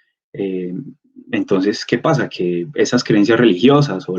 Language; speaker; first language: Spanish; native; Spanish